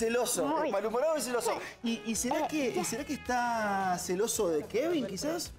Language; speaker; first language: Spanish; native; Spanish